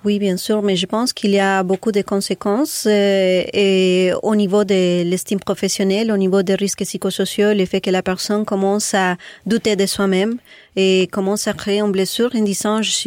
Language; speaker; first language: French; non-native, fluent; Spanish